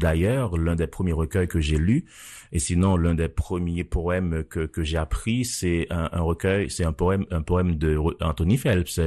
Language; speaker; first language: French; non-native, local second language; Haitian Creole